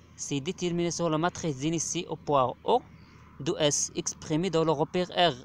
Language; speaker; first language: French; non-native, local second language; Arabic